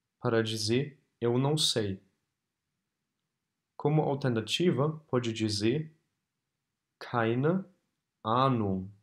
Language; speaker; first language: Portuguese; non-native, fluent; German